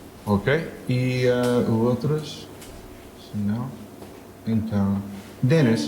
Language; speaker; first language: Portuguese; non-native, learner; English